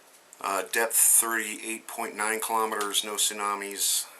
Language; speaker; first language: English; native; English